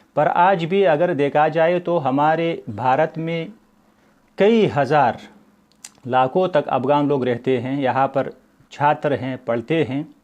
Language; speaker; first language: Hindi; non-native, fluent; Pashto